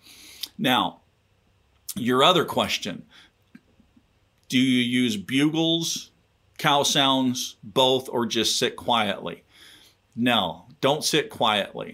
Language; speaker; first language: English; native; English